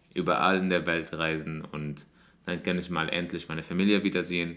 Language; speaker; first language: German; non-native, fluent; Arabic